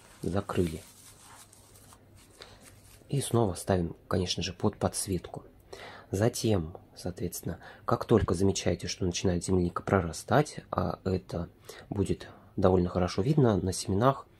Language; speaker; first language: Russian; native; Russian